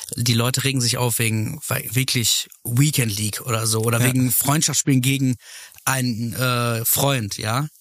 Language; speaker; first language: German; native; German